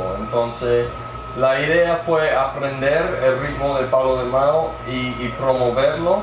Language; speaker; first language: Spanish; early bilingual, heritage; English